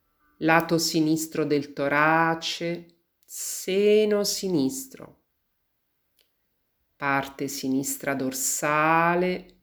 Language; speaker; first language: Italian; native; Italian